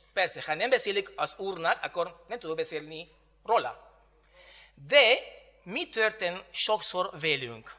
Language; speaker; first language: Hungarian; non-native, learner; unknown